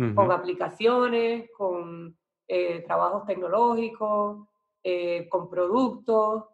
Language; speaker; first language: Spanish; native; Spanish